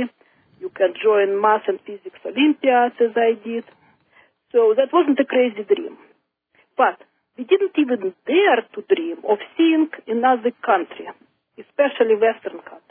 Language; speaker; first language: English; non-native, fluent; Russian